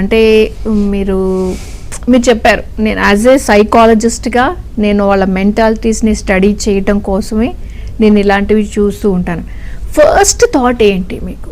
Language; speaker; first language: Telugu; native; Telugu